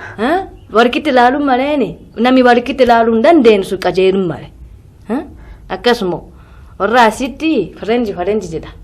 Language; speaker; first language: Oromo; non-native, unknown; Japanese